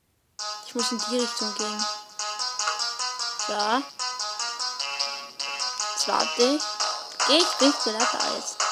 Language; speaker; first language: German; native; German